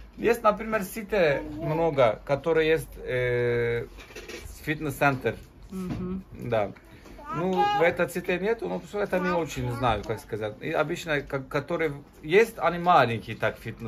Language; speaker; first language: Russian; non-native, learner; Turkish